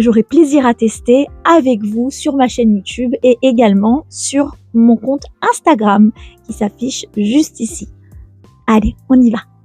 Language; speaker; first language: French; native; French